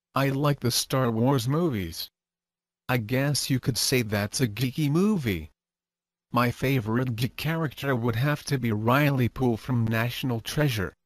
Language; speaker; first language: English; native; English